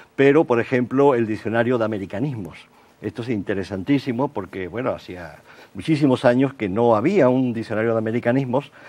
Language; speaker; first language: Spanish; native; Spanish